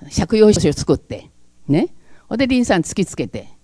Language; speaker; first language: Japanese; early bilingual, other home language; Chinese